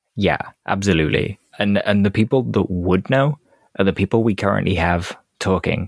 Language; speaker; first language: English; native; English